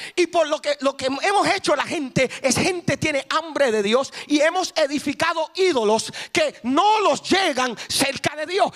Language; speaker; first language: Spanish; early bilingual, heritage; Spanish